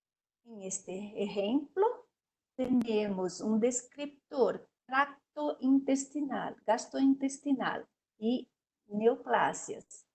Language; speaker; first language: Spanish; non-native, learner; Portuguese